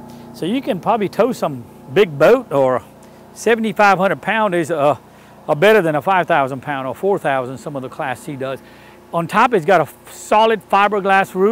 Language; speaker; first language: English; non-native, fluent; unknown